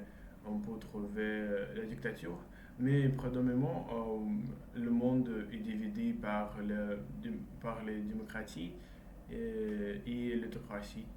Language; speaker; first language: French; non-native, learner; Russian